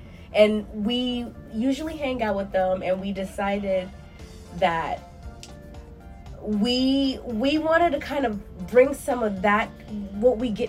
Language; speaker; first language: English; native; English